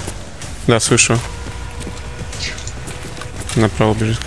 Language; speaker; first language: Russian; native; Russian